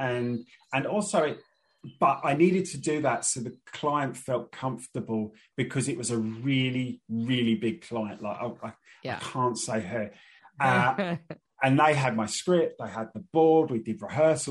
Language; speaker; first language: English; native; English